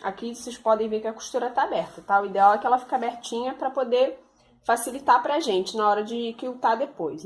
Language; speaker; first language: Portuguese; native; Portuguese